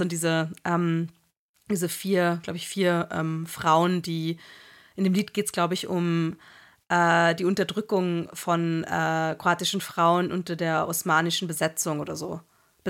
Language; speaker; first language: German; native; German